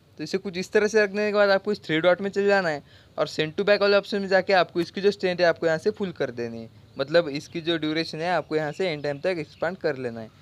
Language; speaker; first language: Hindi; non-native, local second language; Marathi